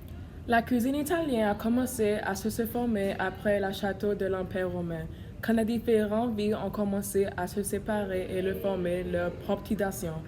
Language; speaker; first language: French; non-native, learner; English